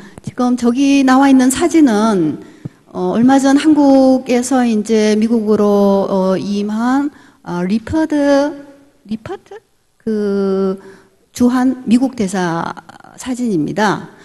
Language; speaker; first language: Korean; native; Korean